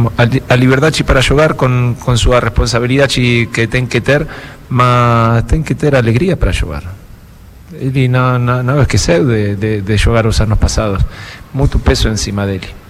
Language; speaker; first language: Portuguese; non-native, fluent; Spanish